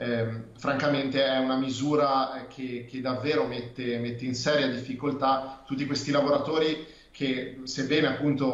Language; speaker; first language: Italian; native; Italian